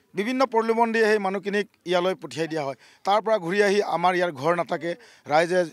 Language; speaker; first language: Assamese; native; Assamese